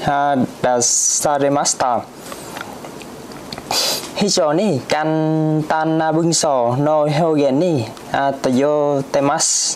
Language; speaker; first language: Japanese; non-native, learner; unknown